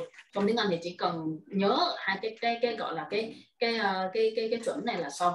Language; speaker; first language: Vietnamese; native; Vietnamese